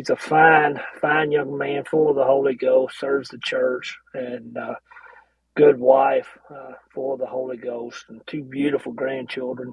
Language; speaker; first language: English; native; English